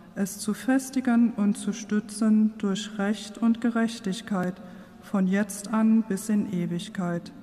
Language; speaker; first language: German; non-native, local second language; Luxembourgish